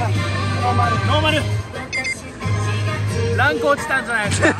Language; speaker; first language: Japanese; native; Japanese